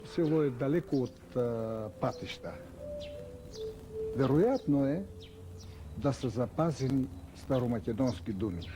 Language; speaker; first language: Bulgarian; non-native, local second language; Macedonian